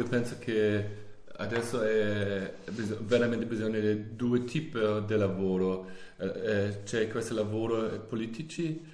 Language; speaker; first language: Italian; non-native, learner; German